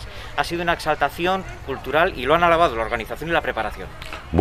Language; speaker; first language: Spanish; native; Spanish